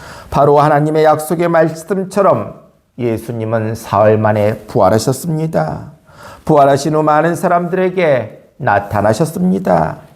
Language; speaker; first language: Korean; native; Korean